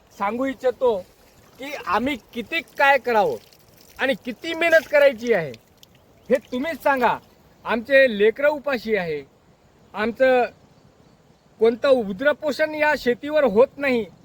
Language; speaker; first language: Marathi; non-native, local second language; Lambadi